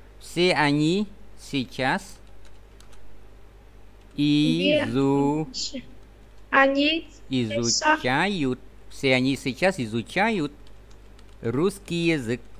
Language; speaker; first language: Russian; non-native, fluent; Vietnamese